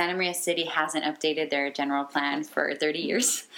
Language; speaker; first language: English; native; English